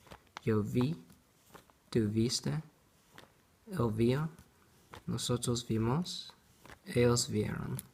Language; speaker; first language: Spanish; non-native, learner; English